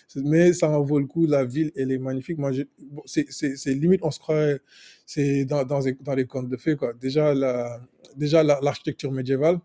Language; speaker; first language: French; non-native, local second language; Wolof